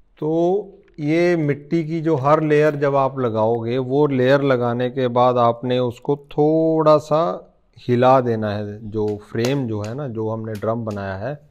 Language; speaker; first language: Hindi; non-native, local second language; Punjabi